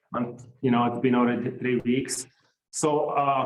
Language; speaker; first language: English; non-native, fluent; Czech